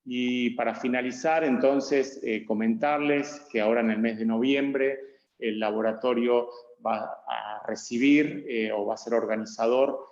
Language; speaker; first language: Spanish; native; Spanish